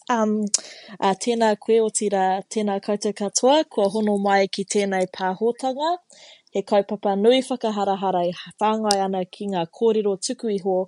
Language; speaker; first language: English; non-native, local second language; Māori